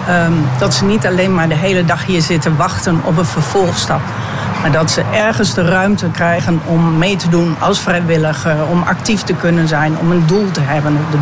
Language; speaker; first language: Dutch; native; Dutch